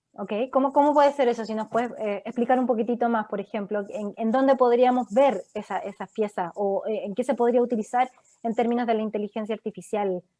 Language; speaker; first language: Spanish; native; Spanish